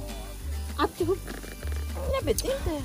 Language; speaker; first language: English; non-native, learner; Filipino